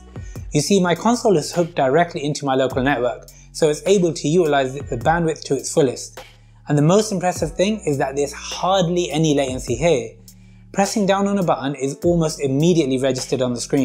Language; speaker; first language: English; native; English